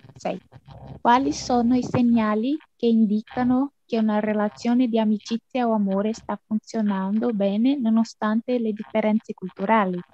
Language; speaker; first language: Italian; non-native, learner; Portuguese